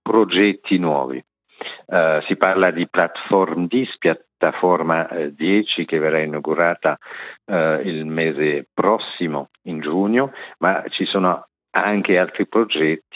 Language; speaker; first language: Italian; non-native, local second language; French